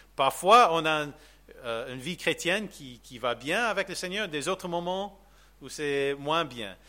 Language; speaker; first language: French; non-native, fluent; English